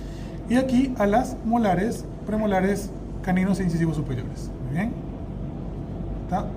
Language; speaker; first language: Spanish; native; Spanish